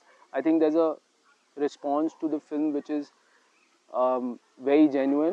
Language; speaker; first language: English; non-native, local second language; Hindi